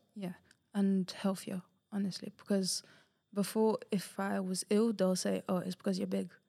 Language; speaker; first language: English; early bilingual, other home language; Portuguese